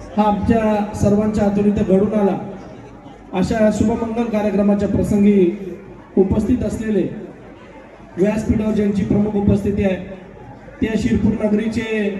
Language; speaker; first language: Marathi; native; Marathi